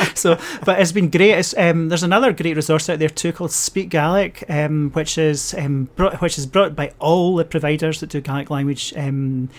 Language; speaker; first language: English; native; English